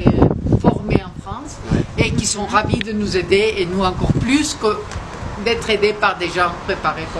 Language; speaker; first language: French; non-native, fluent; Spanish